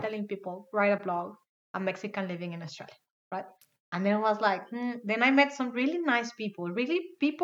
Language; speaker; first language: English; non-native, fluent; Spanish